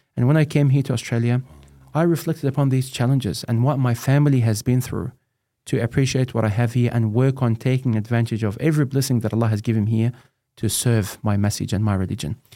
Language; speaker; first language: English; non-native, fluent; Arabic